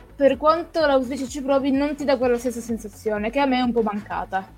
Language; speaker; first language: Italian; native; Italian